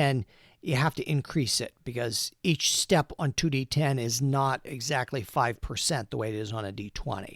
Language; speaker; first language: English; native; English